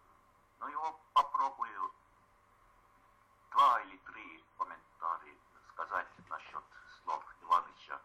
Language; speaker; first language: Russian; non-native, fluent; Estonian